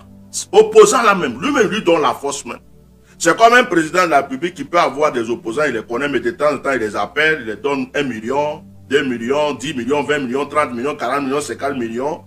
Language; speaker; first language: French; non-native, local second language; Baoulé